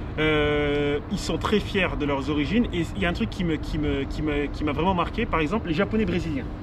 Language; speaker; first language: French; native; French